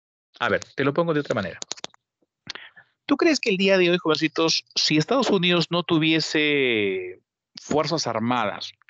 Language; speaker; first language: Spanish; native; Spanish